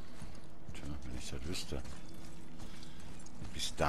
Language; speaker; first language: German; native; German